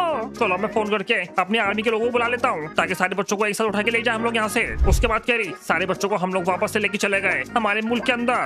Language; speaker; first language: Hindi; native; Hindi